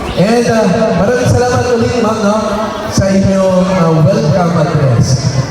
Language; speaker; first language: Filipino; non-native, local second language; Iloko